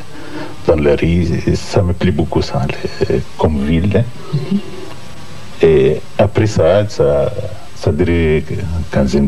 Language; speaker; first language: French; non-native, fluent; Arabic